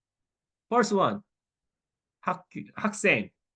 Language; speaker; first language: English; non-native, learner; Korean